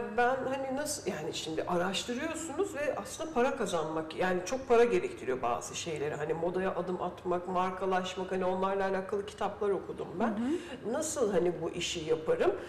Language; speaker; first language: Turkish; early bilingual, heritage; Turkish